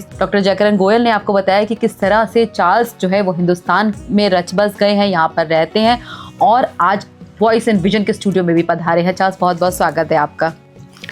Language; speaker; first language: Hindi; native; Hindi